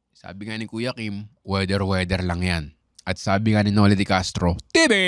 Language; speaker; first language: Filipino; native; Filipino